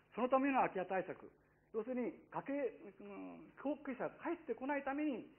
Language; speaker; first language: Japanese; native; Japanese